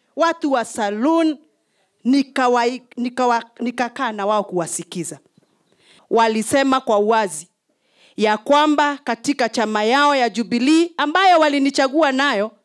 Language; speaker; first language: Swahili; non-native, local second language; Kikuyu